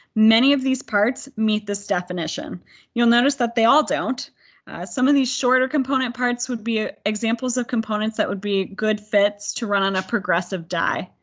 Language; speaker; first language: English; native; English